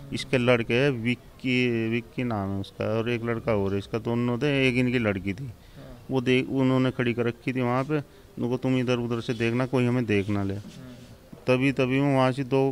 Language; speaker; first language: Hindi; native; Hindi